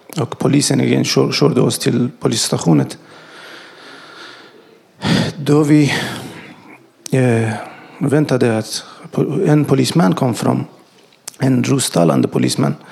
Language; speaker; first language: Swedish; non-native, learner; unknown